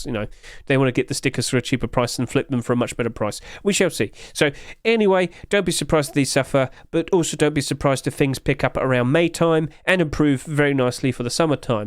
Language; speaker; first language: English; native; English